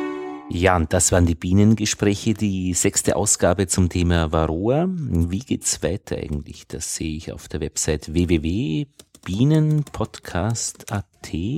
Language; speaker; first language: German; native; German